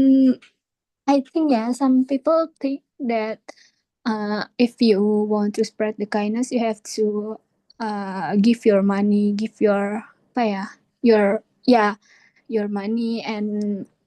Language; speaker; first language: English; non-native, learner; Indonesian